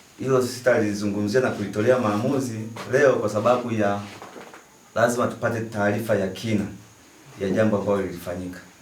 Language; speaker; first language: Swahili; native; Swahili